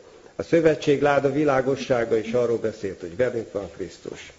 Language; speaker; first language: Hungarian; native; Hungarian